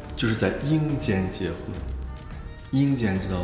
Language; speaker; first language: Chinese; native; Chinese